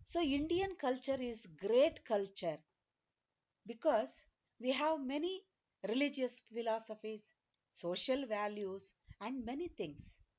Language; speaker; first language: English; non-native, local second language; Kannada